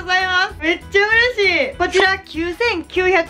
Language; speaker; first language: Japanese; native; Japanese